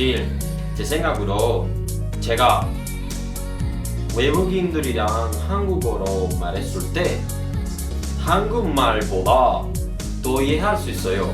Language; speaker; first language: Korean; non-native, learner; Spanish